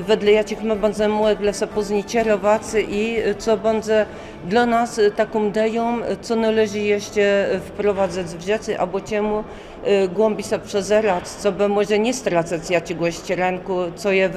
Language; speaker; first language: Polish; non-native, local second language; Kashubian